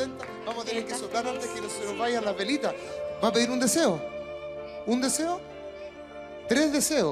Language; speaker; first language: Spanish; native; Spanish